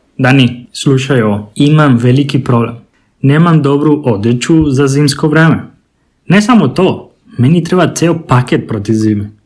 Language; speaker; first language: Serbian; non-native, learner; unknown